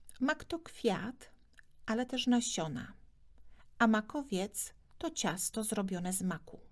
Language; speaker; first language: Polish; native; Polish